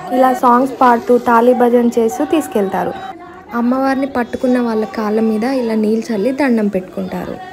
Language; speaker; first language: Telugu; non-native, local second language; Lambadi